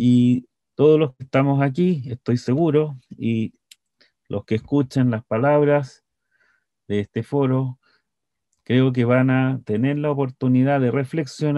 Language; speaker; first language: Spanish; native; Spanish